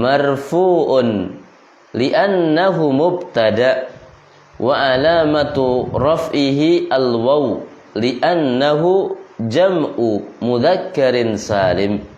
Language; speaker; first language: Arabic; non-native, fluent; Indonesian